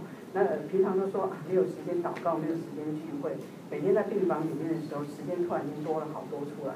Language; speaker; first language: Chinese; native; Chinese